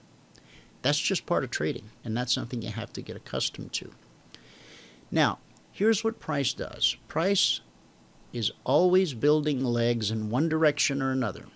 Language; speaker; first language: English; native; English